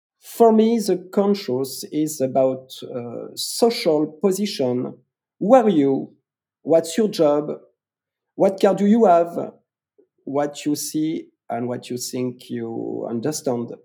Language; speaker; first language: English; non-native, fluent; French